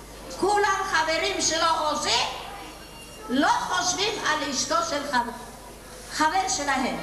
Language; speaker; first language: Hebrew; non-native, learner; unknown